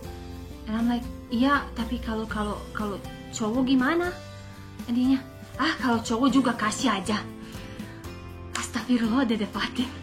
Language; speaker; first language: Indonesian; non-native, learner; English